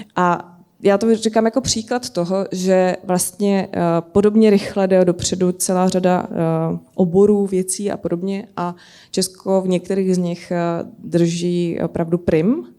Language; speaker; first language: Czech; native; Czech